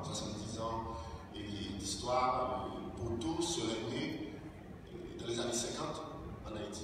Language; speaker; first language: French; non-native, local second language; Haitian Creole